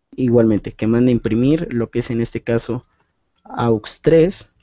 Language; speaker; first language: Spanish; native; Spanish